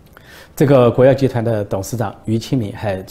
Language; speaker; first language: Chinese; native; Chinese